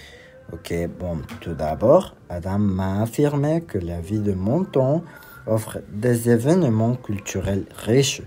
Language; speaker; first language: French; non-native, learner; Spanish